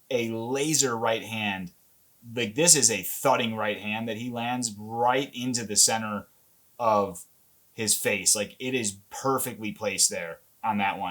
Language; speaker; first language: English; native; English